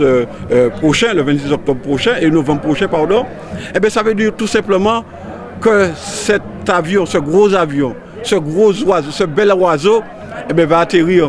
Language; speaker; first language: French; native; French